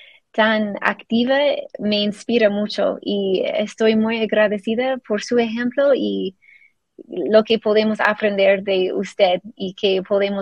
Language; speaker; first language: Spanish; non-native, fluent; English